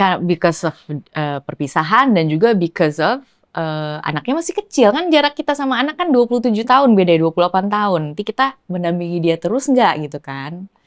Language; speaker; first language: Indonesian; native; Indonesian